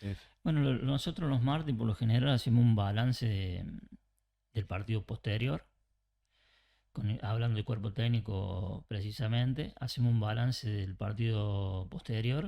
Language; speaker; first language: Spanish; native; Spanish